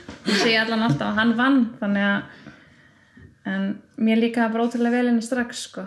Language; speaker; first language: Icelandic; native; Icelandic